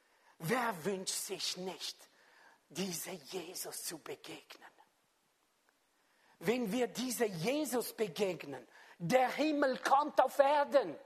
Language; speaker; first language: German; non-native, fluent; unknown